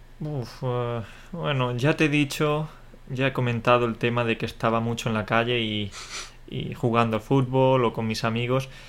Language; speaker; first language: Spanish; native; Spanish